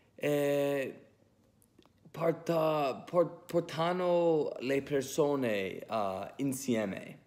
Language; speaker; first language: Italian; early bilingual, heritage; English